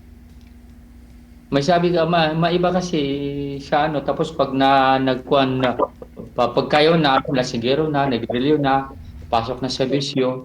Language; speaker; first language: Filipino; non-native, local second language; Cebuano